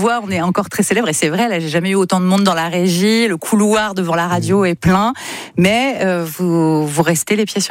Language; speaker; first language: French; native; French